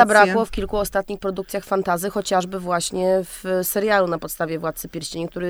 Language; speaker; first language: Polish; native; Polish